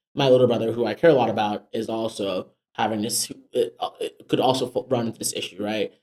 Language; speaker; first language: English; non-native, local second language; Yoruba